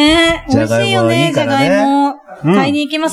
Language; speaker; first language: Japanese; native; Japanese